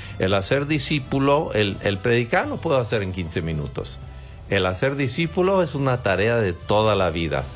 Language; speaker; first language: Spanish; non-native, fluent; English